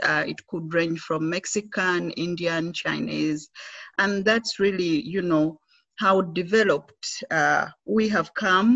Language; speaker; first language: English; non-native, local second language; Ganda